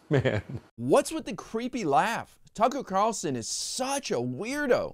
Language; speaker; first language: English; native; English